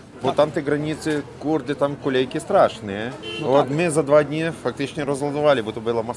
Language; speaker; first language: Polish; non-native, learner; Ukrainian